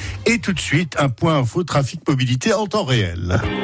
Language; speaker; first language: French; native; French